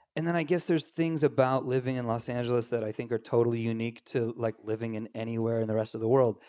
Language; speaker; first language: English; native; English